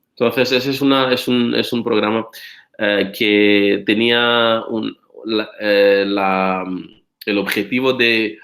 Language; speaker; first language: Spanish; non-native, fluent; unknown